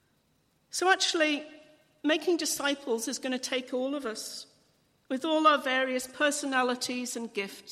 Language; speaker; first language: English; native; English